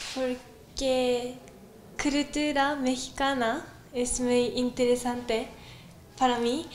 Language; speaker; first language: Spanish; non-native, learner; Japanese